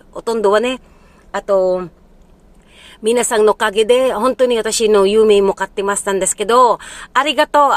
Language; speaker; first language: Japanese; early bilingual, heritage; Filipino